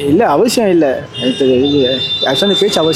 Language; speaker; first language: Tamil; native; Tamil